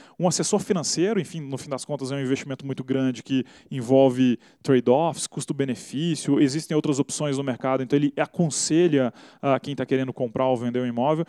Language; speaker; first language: Portuguese; native; Portuguese